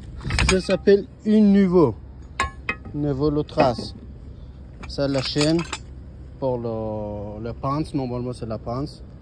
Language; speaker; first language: French; non-native, learner; Persian